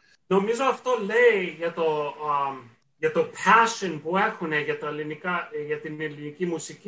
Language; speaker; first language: Greek; early bilingual, heritage; Greek